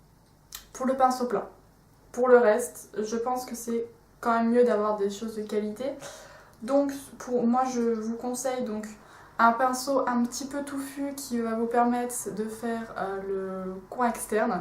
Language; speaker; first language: French; native; French